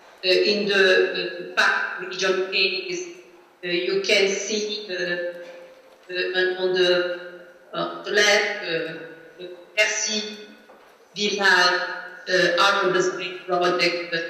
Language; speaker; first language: English; non-native, learner; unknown